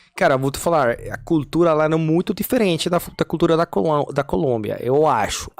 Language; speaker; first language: Portuguese; non-native, fluent; Spanish